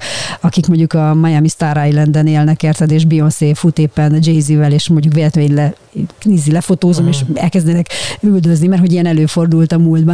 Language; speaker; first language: Hungarian; native; Hungarian